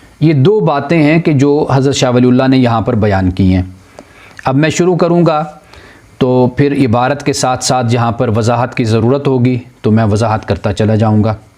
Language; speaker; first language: Urdu; native; Urdu